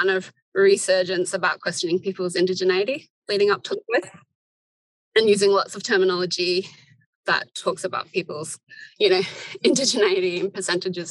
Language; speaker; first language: English; native; English